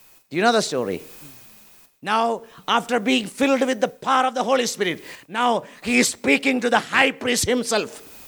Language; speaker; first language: English; non-native, local second language; Malayalam